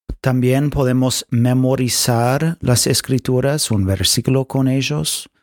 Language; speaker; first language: Spanish; non-native, fluent; English